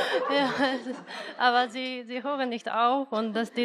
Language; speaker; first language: German; non-native, fluent; Japanese